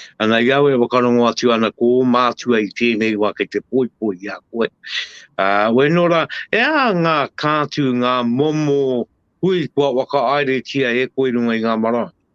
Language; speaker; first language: Māori; native; Māori